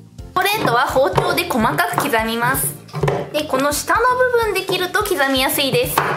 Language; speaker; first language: Japanese; native; Japanese